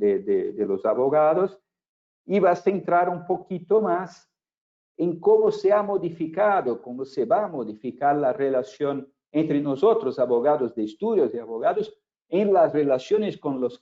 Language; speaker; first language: Spanish; non-native, fluent; Portuguese